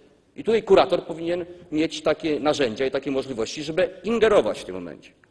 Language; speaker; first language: Polish; native; Polish